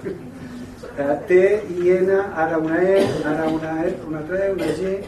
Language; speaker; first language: Spanish; non-native, local second language; Catalan